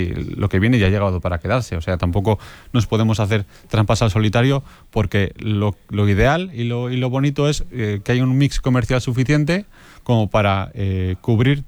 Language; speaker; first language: Spanish; native; Spanish